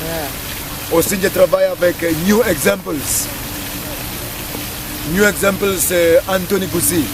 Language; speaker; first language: French; non-native, learner; English